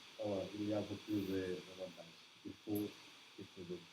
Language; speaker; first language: French; non-native, learner; Portuguese